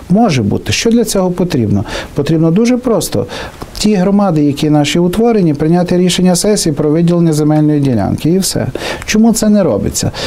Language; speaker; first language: Ukrainian; native; Ukrainian